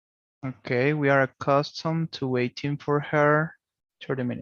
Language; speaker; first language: English; non-native, learner; Spanish